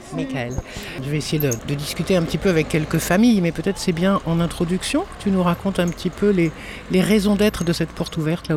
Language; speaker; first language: French; native; French